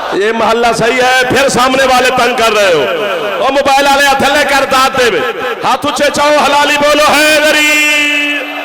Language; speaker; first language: Urdu; non-native, local second language; Punjabi